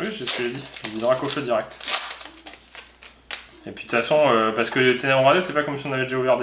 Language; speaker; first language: French; native; French